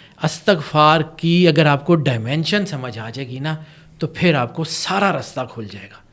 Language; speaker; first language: Urdu; non-native, local second language; Punjabi